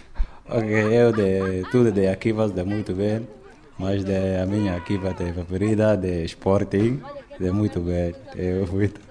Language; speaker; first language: Portuguese; non-native, learner; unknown